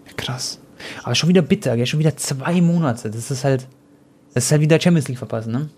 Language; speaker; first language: German; early bilingual, other home language; Croatian